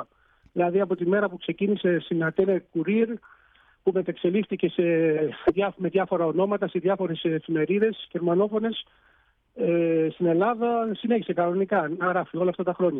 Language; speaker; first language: Greek; early bilingual, heritage; Greek